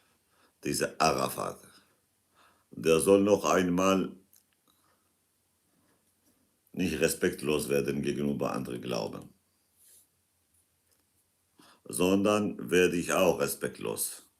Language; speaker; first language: German; non-native, fluent; Kurdish